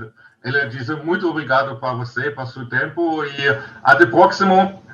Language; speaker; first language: Portuguese; non-native, learner; German